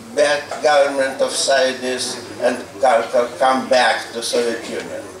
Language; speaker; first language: English; non-native, fluent; Lithuanian